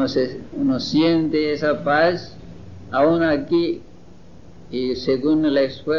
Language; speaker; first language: Spanish; non-native, fluent; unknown